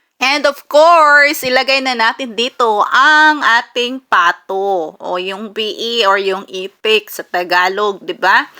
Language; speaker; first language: Filipino; non-native, local second language; Cebuano